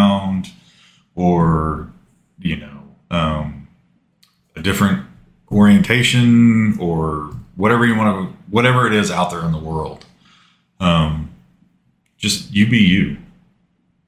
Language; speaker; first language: English; native; English